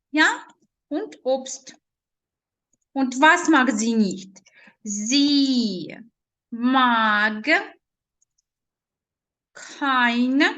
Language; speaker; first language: German; non-native, learner; Ukrainian